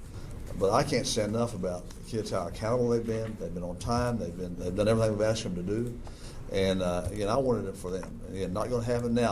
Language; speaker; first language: English; native; English